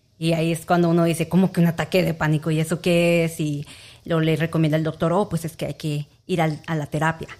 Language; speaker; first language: Spanish; early bilingual, heritage; Spanish